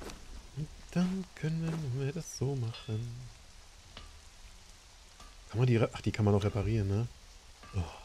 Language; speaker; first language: German; native; German